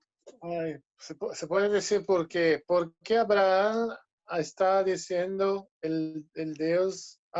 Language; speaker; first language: Spanish; non-native, fluent; Portuguese